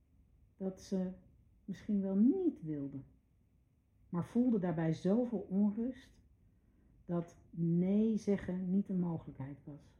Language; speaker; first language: Dutch; native; Dutch